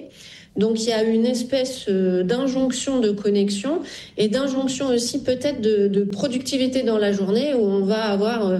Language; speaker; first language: French; native; French